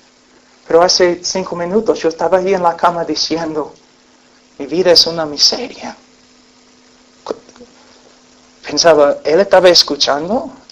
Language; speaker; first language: Spanish; non-native, fluent; English